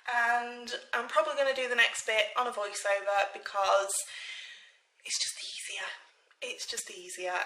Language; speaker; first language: English; native; English